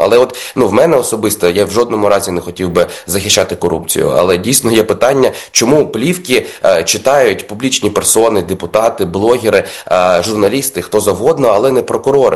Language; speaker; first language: Ukrainian; native; Ukrainian